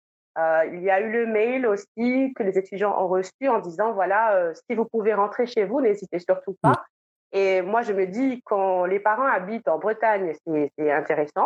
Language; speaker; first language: French; native; French